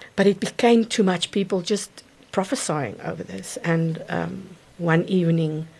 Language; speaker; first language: English; non-native, local second language; Afrikaans